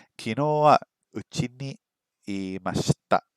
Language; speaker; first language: Japanese; non-native, learner; English